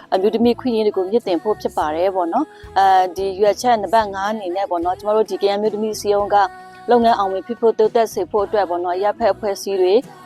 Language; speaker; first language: Burmese; non-native, local second language; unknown